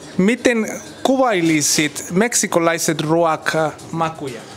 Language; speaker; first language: Finnish; non-native, learner; Spanish